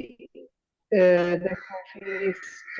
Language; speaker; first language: German; non-native, learner; Malayalam